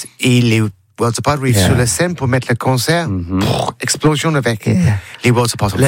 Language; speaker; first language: French; non-native, learner; English